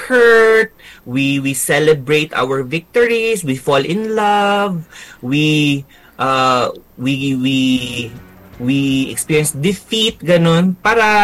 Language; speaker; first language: Filipino; native; Filipino